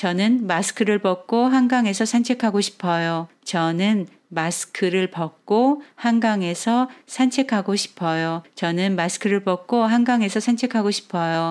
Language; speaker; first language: Korean; non-native, fluent; Chinese